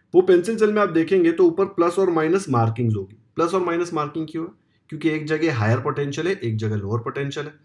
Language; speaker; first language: Hindi; non-native, local second language; Marathi